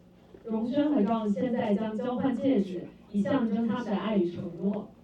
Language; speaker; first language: Chinese; native; Chinese